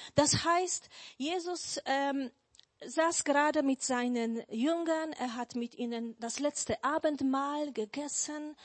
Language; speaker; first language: German; non-native, fluent; Polish